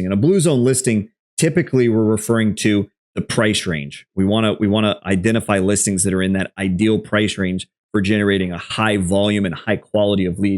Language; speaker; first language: English; native; English